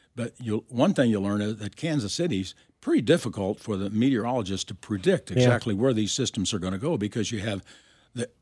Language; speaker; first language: English; native; English